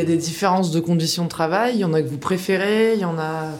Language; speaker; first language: French; native; French